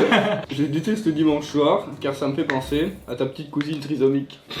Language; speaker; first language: French; native; French